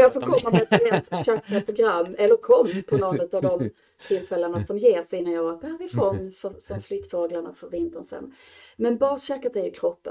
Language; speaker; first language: Swedish; native; Swedish